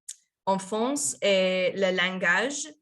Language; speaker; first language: French; non-native, learner; Spanish